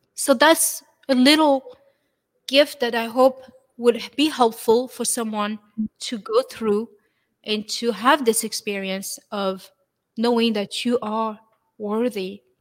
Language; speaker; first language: English; non-native, fluent; French